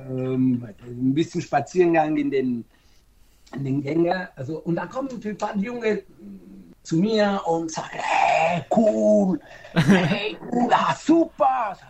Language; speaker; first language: German; non-native, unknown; Italian